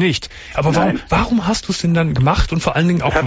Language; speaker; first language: German; native; German